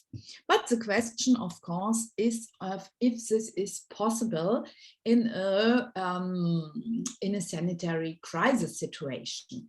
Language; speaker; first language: English; non-native, fluent; German